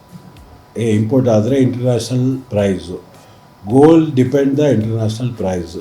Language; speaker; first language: Kannada; non-native, local second language; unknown